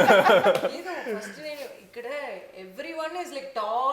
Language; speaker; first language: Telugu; non-native, learner; Tamil